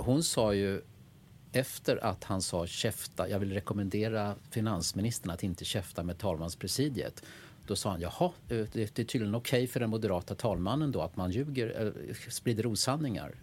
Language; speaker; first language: Swedish; native; Swedish